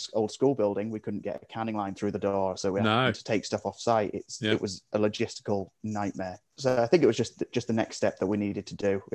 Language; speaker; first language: English; native; English